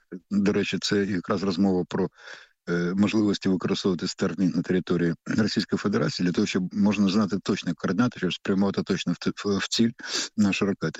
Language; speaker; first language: Ukrainian; native; Ukrainian